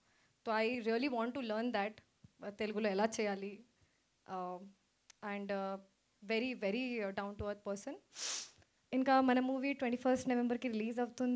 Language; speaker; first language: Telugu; non-native, fluent; Hindi